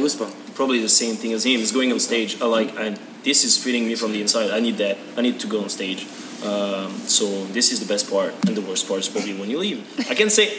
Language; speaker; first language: English; non-native, learner; French